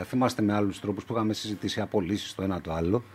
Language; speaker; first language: Greek; native; Greek